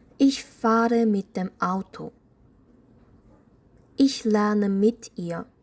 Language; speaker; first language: German; non-native, fluent; Korean